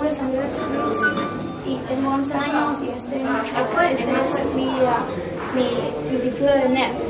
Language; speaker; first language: Spanish; early bilingual, other home language; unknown